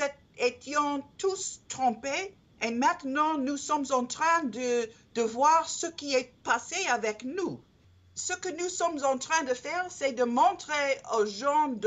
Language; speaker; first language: French; non-native, learner; English